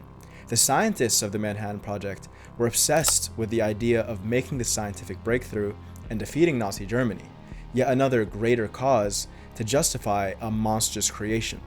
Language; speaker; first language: English; native; English